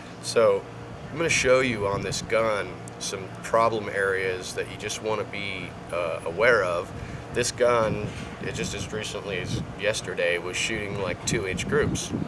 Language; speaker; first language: English; native; English